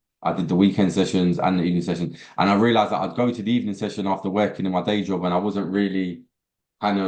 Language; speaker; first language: English; native; English